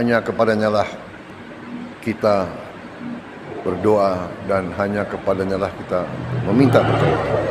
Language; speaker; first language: Indonesian; native; Indonesian